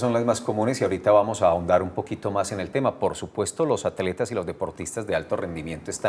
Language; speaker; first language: Spanish; native; Spanish